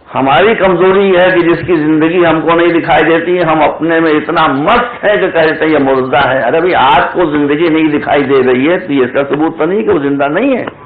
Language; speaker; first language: Urdu; native; Urdu